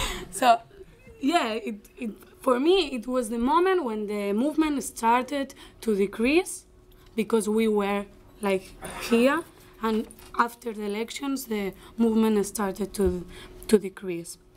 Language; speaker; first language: English; non-native, fluent; Spanish